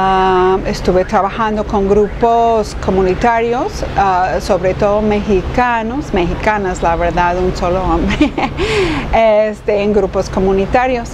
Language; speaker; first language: Spanish; non-native, fluent; English